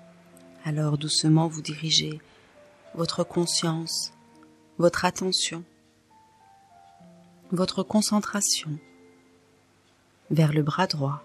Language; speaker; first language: French; native; French